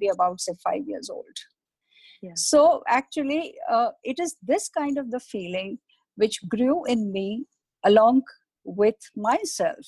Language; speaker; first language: English; non-native, local second language; Hindi